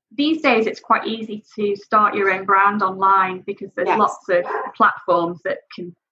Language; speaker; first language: English; native; English